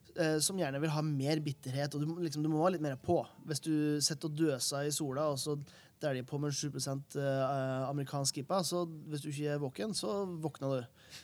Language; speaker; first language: Norwegian; native; Norwegian